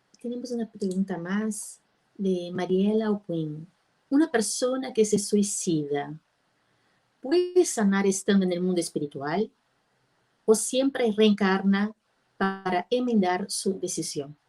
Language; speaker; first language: Spanish; non-native, fluent; Portuguese